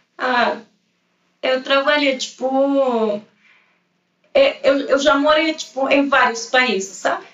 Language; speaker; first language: Portuguese; non-native, fluent; Spanish